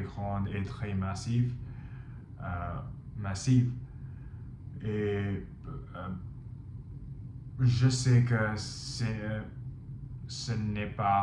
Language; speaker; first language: French; non-native, fluent; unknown